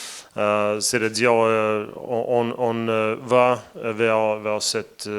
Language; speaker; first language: French; non-native, fluent; Latvian